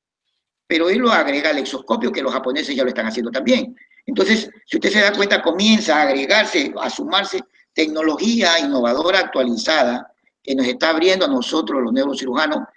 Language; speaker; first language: Spanish; native; Spanish